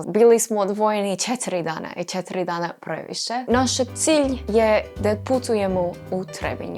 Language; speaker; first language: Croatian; non-native, learner; English